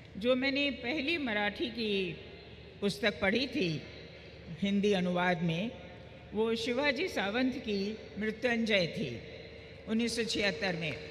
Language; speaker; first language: Hindi; native; Hindi